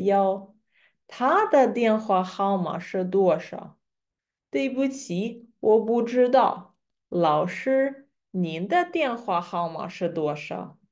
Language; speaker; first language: Chinese; non-native, fluent; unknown